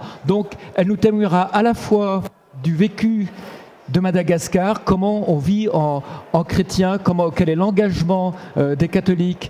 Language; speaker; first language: French; native; French